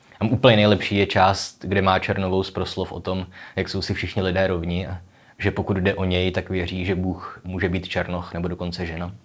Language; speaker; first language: Czech; native; Czech